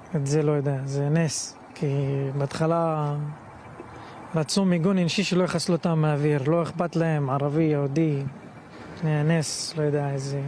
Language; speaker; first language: Hebrew; non-native, local second language; Arabic